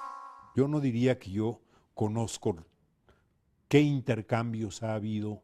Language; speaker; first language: Spanish; native; Spanish